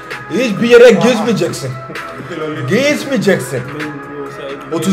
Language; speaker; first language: Turkish; non-native, learner; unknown